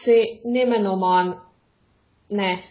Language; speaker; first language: Finnish; non-native, fluent; Russian